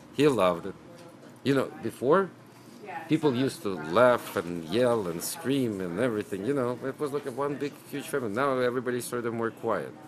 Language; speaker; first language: English; non-native, fluent; Ukrainian